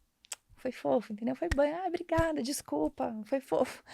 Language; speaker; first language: Portuguese; native; Portuguese